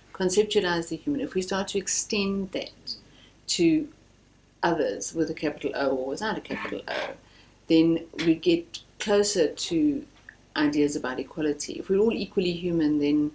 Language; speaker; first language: English; native; English